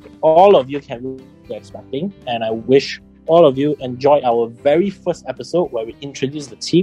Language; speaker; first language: English; non-native, local second language; Chinese